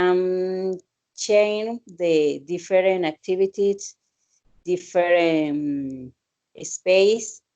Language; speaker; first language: English; non-native, learner; Spanish